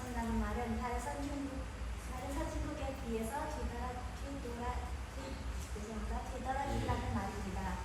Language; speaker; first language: Korean; non-native, fluent; Khmer